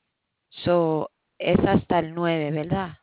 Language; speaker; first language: Spanish; early bilingual, heritage; Spanish